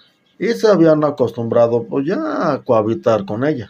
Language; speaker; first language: Spanish; native; Spanish